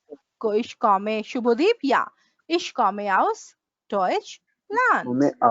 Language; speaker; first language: German; non-native, fluent; Bangla